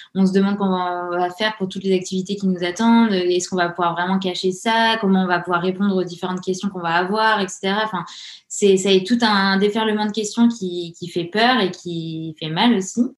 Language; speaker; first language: French; native; French